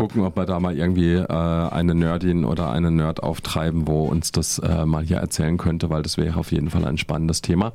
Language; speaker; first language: German; native; German